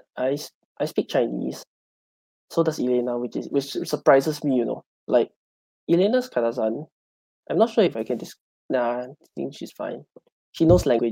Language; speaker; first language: English; non-native, local second language; Chinese